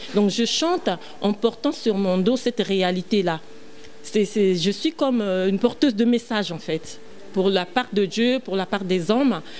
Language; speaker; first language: French; non-native, local second language; Lingala